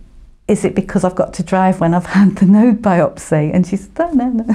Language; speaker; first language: English; native; English